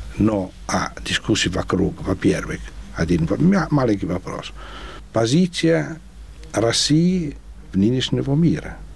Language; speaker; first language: Russian; non-native, fluent; Italian